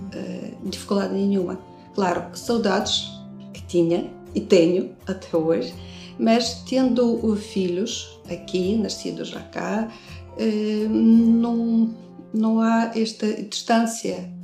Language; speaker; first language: Portuguese; non-native, fluent; Russian